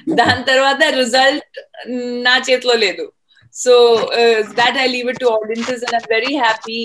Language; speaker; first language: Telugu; non-native, fluent; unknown